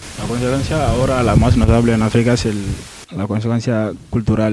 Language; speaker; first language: Spanish; non-native, learner; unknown